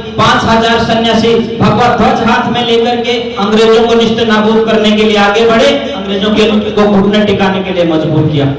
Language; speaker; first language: Hindi; native; Hindi